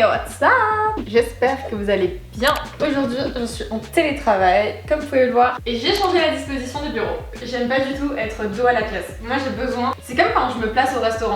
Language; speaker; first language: French; native; French